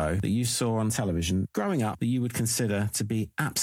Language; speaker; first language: English; native; English